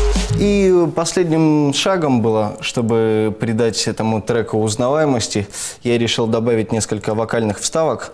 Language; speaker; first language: Russian; native; Russian